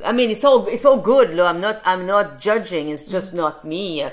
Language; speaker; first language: English; non-native, fluent; French